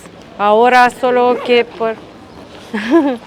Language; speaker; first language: Spanish; non-native, learner; Romanian